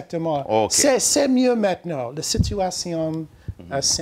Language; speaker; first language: French; non-native, learner; English